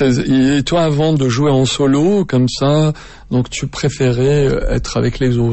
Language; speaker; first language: French; native; French